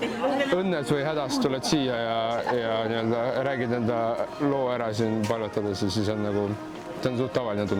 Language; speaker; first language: Estonian; native; Estonian